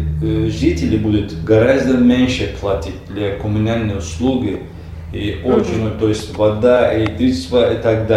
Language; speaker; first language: Russian; non-native, learner; Turkish